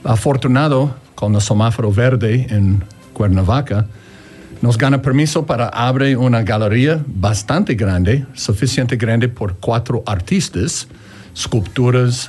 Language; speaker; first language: Spanish; non-native, learner; English